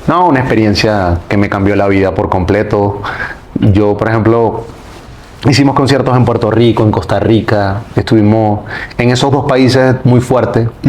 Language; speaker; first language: Spanish; native; Spanish